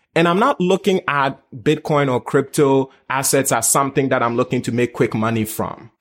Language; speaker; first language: English; non-native, local second language; Akan